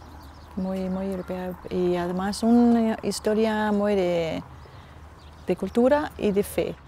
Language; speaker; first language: Spanish; non-native, fluent; Danish